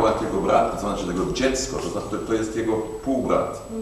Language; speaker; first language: Polish; non-native, fluent; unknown